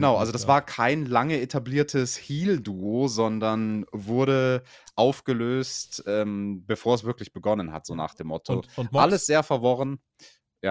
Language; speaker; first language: German; native; German